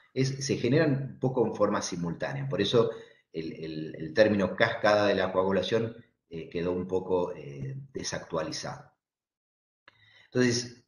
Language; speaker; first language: Spanish; native; Spanish